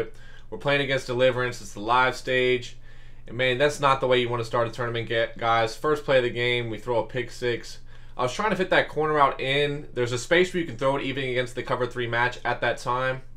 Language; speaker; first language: English; native; English